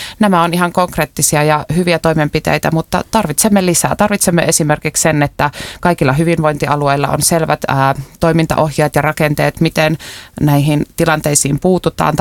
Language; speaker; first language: Finnish; native; Finnish